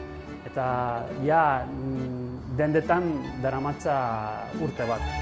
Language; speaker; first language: Basque; non-native, learner; Italian